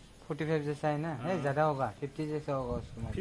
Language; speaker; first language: Hindi; non-native, local second language; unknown